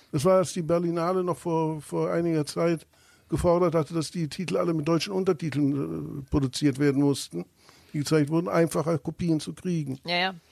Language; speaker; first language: German; native; German